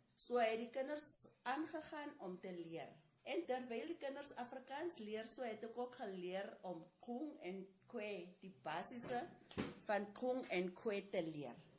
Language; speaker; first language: Afrikaans; non-native, local second language; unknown